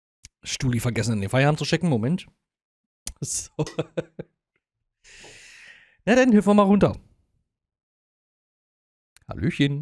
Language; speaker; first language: German; native; German